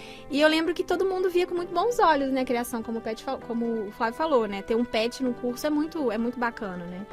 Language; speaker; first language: Portuguese; native; Portuguese